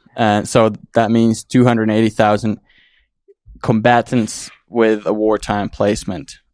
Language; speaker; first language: English; non-native, fluent; Finnish